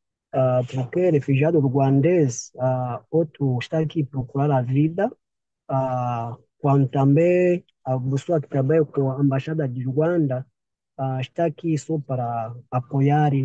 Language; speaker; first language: Portuguese; non-native, learner; Kinyarwanda